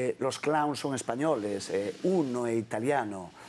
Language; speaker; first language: Italian; non-native, learner; Spanish